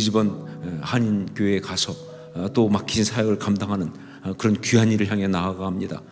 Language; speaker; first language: Korean; native; Korean